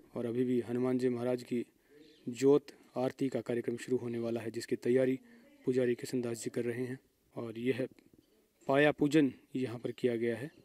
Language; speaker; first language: Hindi; native; Hindi